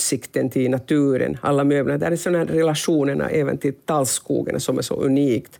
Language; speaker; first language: Swedish; non-native, local second language; Finnish